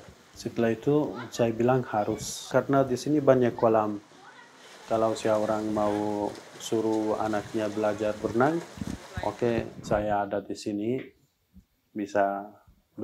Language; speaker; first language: Indonesian; non-native, learner; Persian